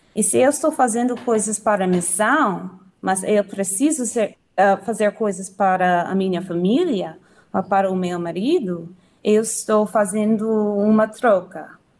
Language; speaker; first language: Portuguese; non-native, learner; English